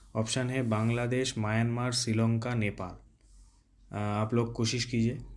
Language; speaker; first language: Hindi; non-native, local second language; Bangla